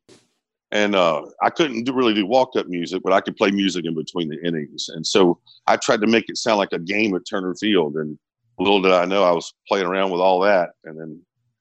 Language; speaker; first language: English; native; English